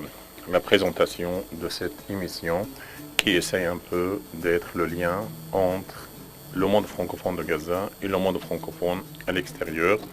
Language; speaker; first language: French; non-native, fluent; Arabic